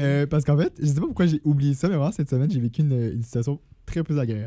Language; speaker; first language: French; native; French